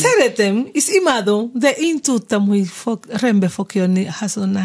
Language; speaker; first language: Hungarian; non-native, fluent; Spanish